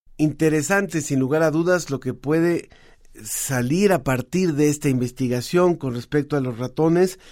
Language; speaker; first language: Spanish; native; Spanish